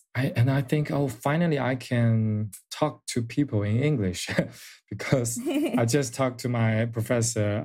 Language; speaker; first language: English; non-native, fluent; Chinese